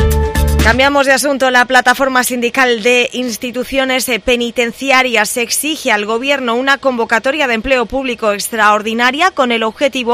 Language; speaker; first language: Spanish; native; Spanish